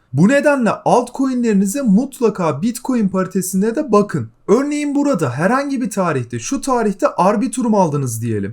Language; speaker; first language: Turkish; native; Turkish